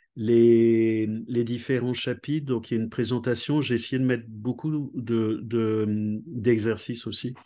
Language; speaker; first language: French; native; French